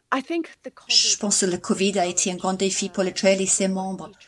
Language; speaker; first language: French; non-native, fluent; Cantonese